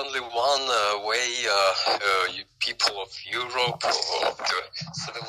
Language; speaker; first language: English; non-native, fluent; Ukrainian